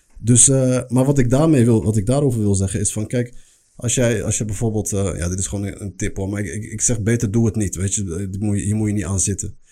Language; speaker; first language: Dutch; early bilingual, other home language; Arabic